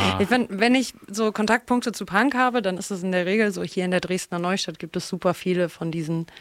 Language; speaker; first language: German; native; German